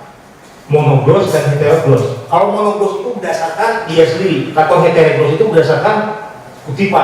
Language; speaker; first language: Indonesian; native; Indonesian